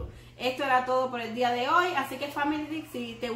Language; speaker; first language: Spanish; native; Spanish